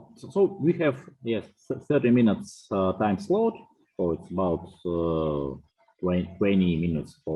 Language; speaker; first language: English; non-native, fluent; Russian